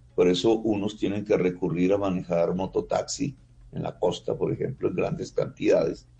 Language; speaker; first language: Spanish; native; Spanish